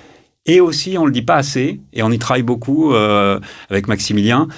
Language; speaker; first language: French; native; French